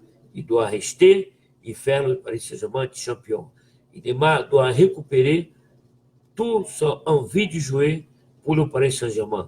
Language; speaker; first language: French; non-native, fluent; Portuguese